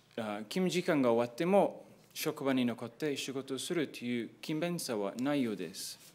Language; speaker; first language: Japanese; non-native, fluent; English